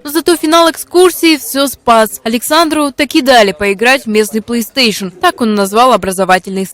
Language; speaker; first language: Russian; native; Russian